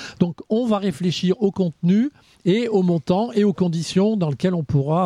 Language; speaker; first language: French; native; French